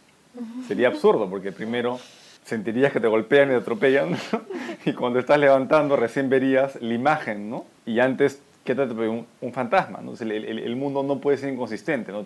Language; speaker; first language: Spanish; native; Spanish